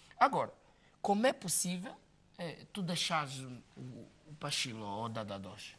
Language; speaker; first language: Portuguese; native; Portuguese